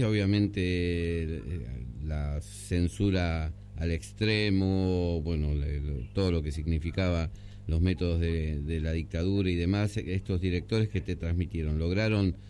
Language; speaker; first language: Spanish; native; Spanish